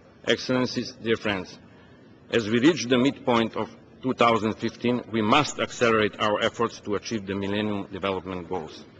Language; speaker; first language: English; non-native, fluent; Macedonian